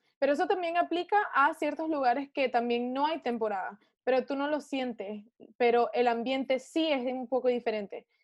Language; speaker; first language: Spanish; early bilingual, heritage; Spanish